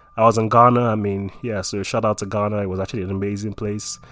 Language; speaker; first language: English; non-native, local second language; Yoruba